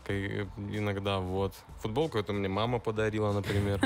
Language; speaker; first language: Russian; native; Russian